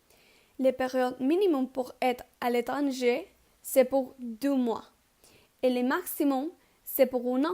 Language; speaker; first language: French; non-native, learner; Spanish